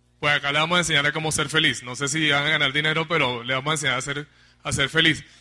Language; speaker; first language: Spanish; native; Spanish